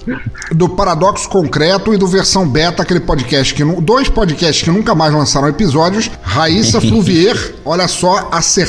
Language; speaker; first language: Portuguese; native; Portuguese